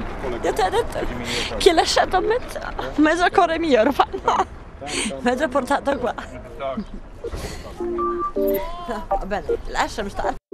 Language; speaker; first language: Italian; non-native, learner; Polish